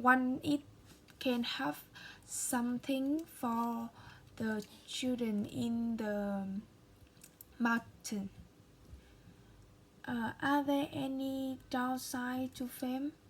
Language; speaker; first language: English; non-native, learner; Vietnamese